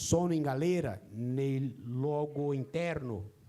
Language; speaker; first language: Italian; non-native, fluent; Portuguese